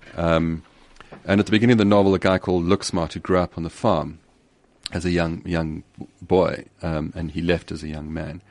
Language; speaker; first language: English; native; English